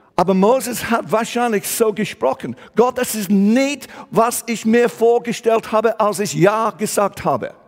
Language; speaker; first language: German; non-native, fluent; English